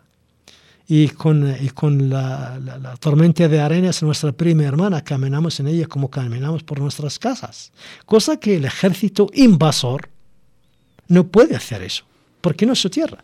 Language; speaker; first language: Spanish; non-native, local second language; Arabic